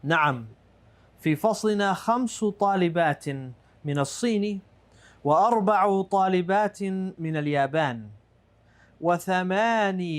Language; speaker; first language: Arabic; non-native, fluent; English